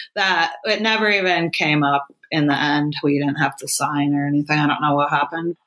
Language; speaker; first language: English; native; English